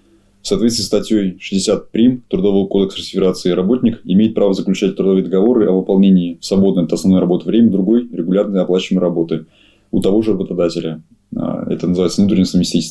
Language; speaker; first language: Russian; native; Russian